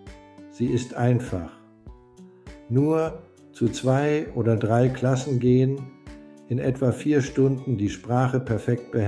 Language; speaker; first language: German; non-native, learner; English